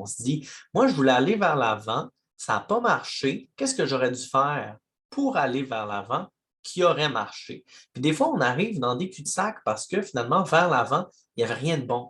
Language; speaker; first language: French; native; French